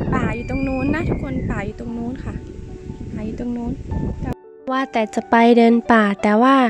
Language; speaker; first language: Thai; native; Thai